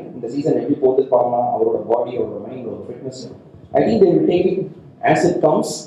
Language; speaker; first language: English; non-native, local second language; Tamil